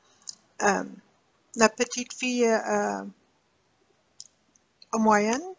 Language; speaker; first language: French; non-native, learner; English